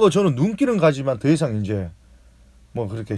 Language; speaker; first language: Korean; native; Korean